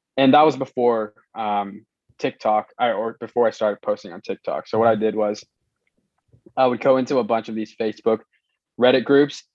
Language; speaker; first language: English; non-native, local second language; Cantonese